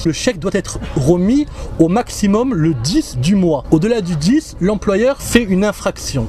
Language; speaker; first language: French; native; French